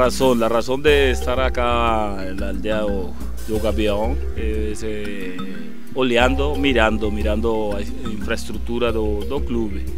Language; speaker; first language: Portuguese; non-native, fluent; Spanish